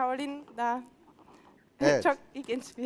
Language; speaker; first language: Turkish; non-native, learner; German